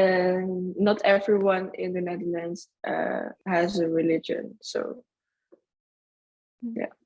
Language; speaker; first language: English; non-native, fluent; Dutch